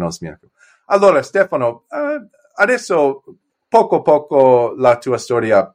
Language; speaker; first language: Italian; non-native, learner; English